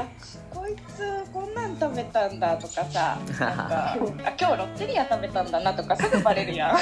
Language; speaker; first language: Japanese; native; Japanese